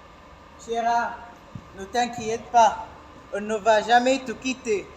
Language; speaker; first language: French; non-native, learner; Arabic